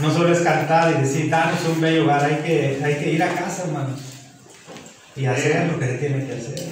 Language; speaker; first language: Spanish; native; Spanish